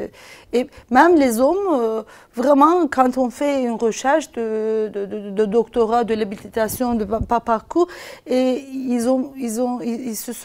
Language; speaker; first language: French; non-native, fluent; Turkish